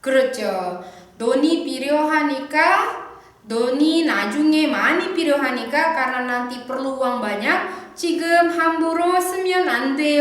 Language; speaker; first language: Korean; non-native, fluent; Indonesian